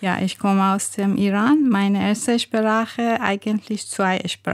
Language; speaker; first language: German; non-native, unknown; Persian